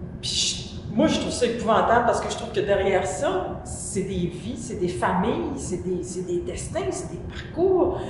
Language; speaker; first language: French; native; French